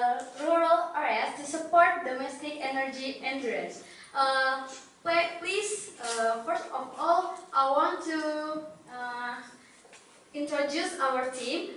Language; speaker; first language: English; non-native, learner; Indonesian